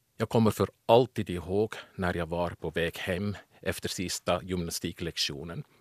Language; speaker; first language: Swedish; non-native, fluent; German